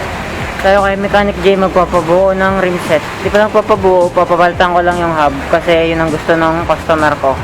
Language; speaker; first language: Filipino; native; Filipino